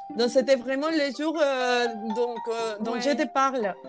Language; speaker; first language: French; non-native, fluent; Spanish